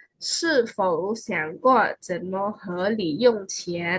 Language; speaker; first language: Chinese; non-native, fluent; Khmer